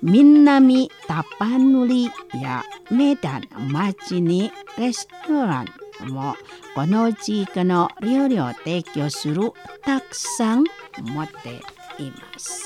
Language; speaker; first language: Japanese; non-native, fluent; Indonesian